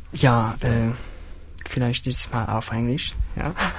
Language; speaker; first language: German; non-native, learner; Polish